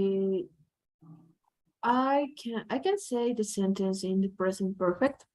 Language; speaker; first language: English; non-native, learner; Spanish